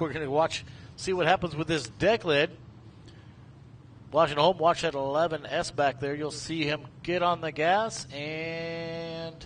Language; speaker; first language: English; native; English